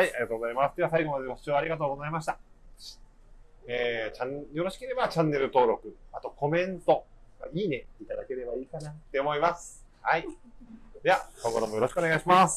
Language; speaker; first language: Japanese; native; Japanese